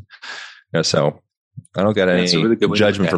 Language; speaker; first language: English; native; English